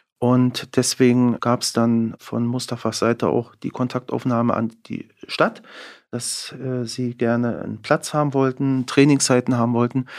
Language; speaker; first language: German; native; German